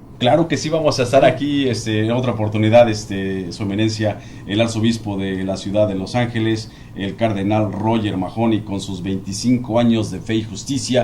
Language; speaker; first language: Spanish; native; Spanish